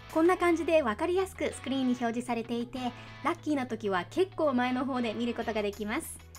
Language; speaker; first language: Japanese; early bilingual, heritage; Japanese